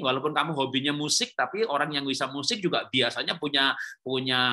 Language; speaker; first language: Indonesian; native; Indonesian